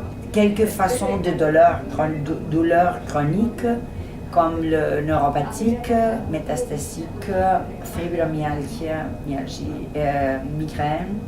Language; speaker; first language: French; non-native, fluent; Spanish